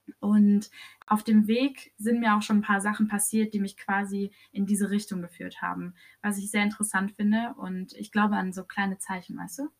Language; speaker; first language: German; early bilingual, other home language; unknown